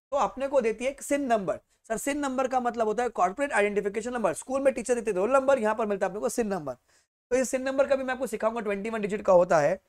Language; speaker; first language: Hindi; native; Hindi